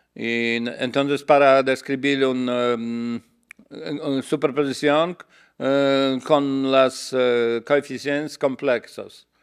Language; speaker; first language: Catalan; non-native, learner; Polish